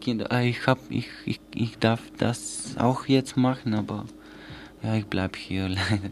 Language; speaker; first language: German; non-native, learner; Bulgarian